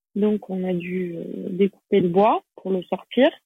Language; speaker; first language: French; native; French